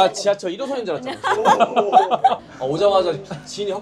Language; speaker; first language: Korean; native; Korean